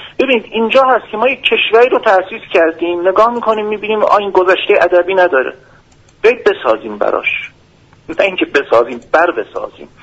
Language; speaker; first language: Persian; non-native, local second language; Azerbaijani